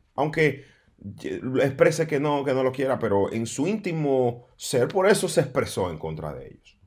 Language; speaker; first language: Spanish; native; Spanish